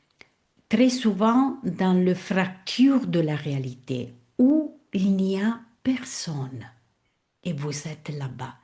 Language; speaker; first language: French; non-native, fluent; Italian